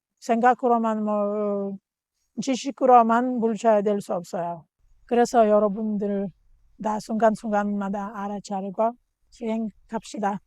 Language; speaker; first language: Korean; non-native, learner; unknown